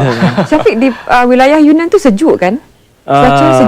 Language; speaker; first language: Malay; native; Malay